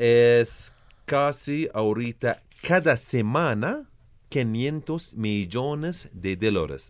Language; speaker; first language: Spanish; non-native, learner; Arabic